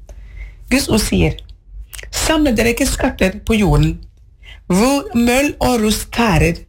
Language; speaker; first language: Norwegian; non-native, fluent; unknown